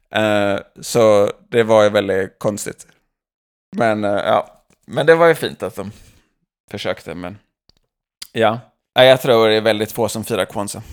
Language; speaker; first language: Swedish; native; Swedish